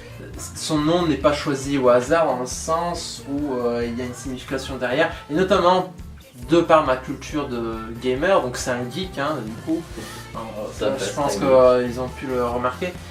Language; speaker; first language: French; native; French